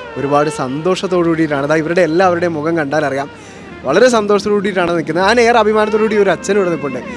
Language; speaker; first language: Malayalam; native; Malayalam